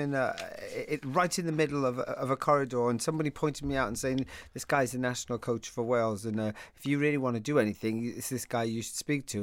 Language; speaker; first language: English; native; English